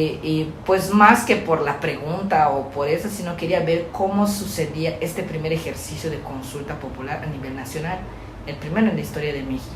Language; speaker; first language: Spanish; native; Spanish